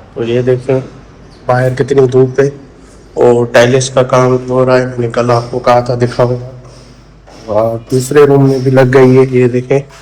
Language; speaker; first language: Urdu; non-native, local second language; Sindhi